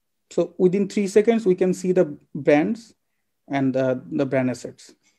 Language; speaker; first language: English; non-native, local second language; Bangla